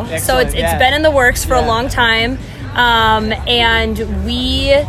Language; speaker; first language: English; native; English